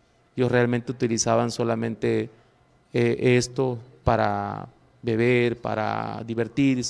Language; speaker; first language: Spanish; native; Spanish